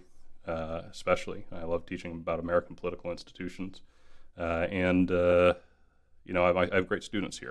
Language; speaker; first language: English; native; English